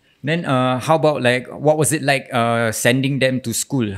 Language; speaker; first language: English; non-native, local second language; Malay